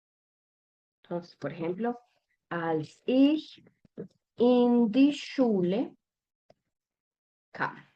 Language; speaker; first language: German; non-native, fluent; Spanish